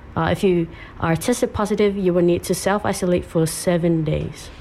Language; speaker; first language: English; early bilingual, other home language; Samoan